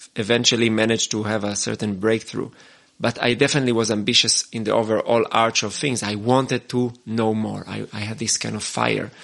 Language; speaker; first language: English; non-native, fluent; Hebrew